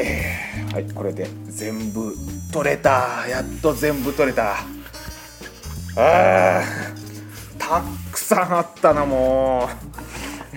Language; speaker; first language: Japanese; native; Japanese